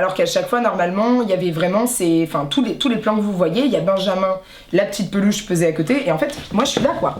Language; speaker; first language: French; native; French